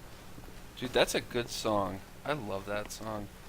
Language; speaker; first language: English; native; English